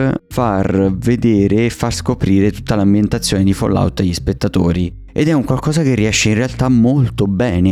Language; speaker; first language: Italian; native; Italian